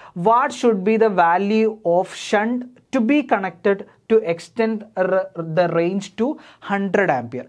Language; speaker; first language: English; non-native, local second language; Malayalam